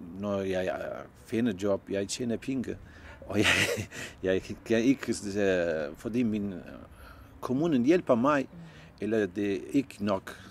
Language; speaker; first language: Danish; non-native, learner; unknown